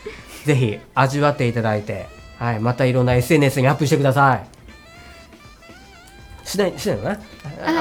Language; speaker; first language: Japanese; native; Japanese